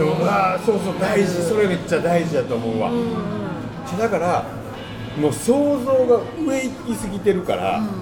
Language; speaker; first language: Japanese; native; Japanese